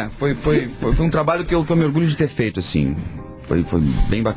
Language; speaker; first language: Portuguese; native; Portuguese